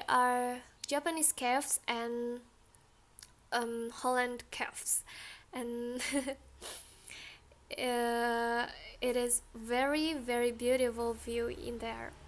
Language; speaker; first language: English; non-native, learner; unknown